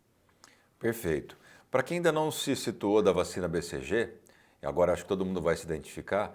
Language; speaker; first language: Portuguese; native; Portuguese